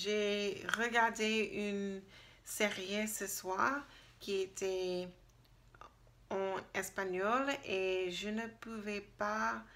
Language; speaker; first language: French; non-native, learner; English